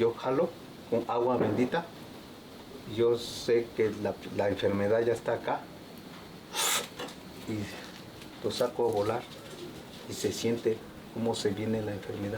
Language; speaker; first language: Spanish; native; Spanish